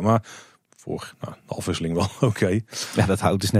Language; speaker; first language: Dutch; native; Dutch